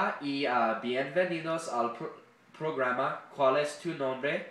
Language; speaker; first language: Spanish; non-native, learner; English